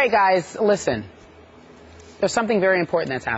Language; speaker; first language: English; native; English